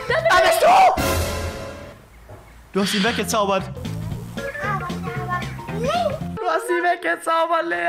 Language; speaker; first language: German; native; German